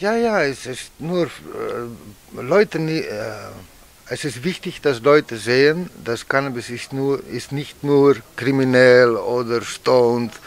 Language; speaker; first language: German; non-native, learner; Dutch